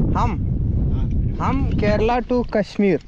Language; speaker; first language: Hindi; non-native, learner; Malayalam